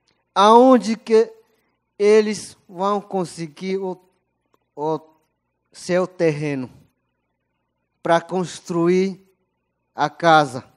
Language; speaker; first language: Portuguese; non-native, local second language; Yanomámi